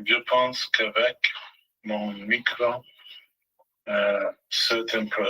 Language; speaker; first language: French; non-native, learner; English